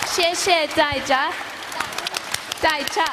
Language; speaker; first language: Chinese; non-native, learner; English